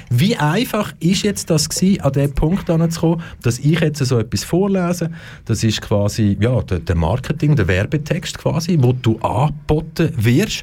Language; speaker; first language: German; native; German